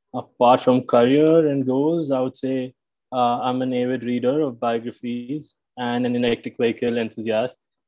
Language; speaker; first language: English; non-native, local second language; Hindi